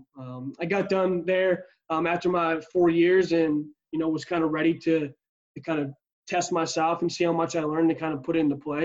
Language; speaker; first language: English; native; English